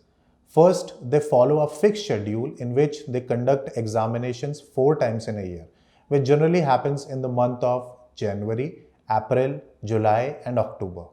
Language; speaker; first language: English; non-native, local second language; Hindi